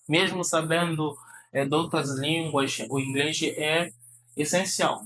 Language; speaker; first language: Portuguese; non-native, fluent; Lingala